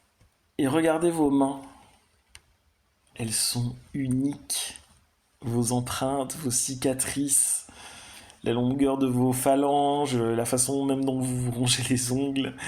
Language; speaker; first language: French; native; French